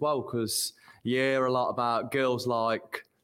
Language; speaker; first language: English; native; English